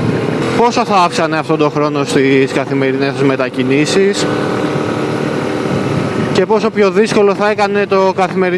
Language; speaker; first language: Greek; native; Greek